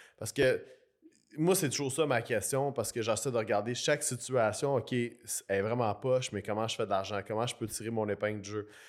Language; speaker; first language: French; native; French